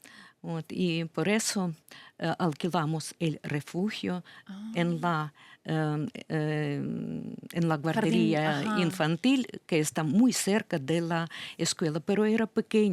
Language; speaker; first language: Spanish; non-native, fluent; Ukrainian